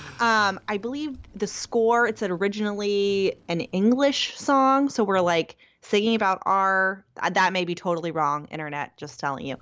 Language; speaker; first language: English; native; English